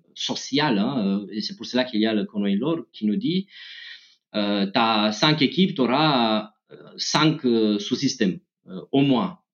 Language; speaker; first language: French; non-native, fluent; Romanian